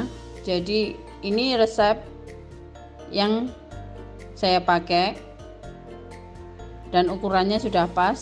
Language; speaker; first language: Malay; non-native, local second language; Javanese